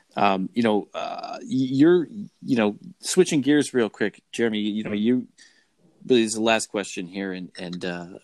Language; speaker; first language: English; native; English